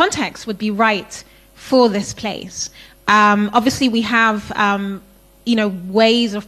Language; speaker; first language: English; non-native, local second language; Akan